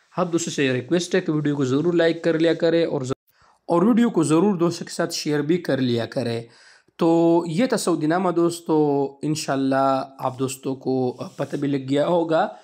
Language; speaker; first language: Urdu; non-native, local second language; Pashto